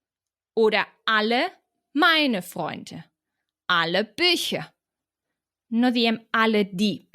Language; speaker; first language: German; non-native, fluent; Catalan